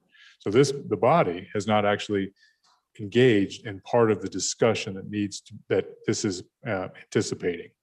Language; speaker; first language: English; native; English